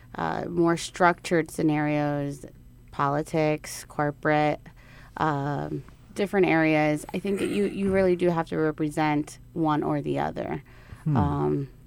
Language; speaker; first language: English; native; English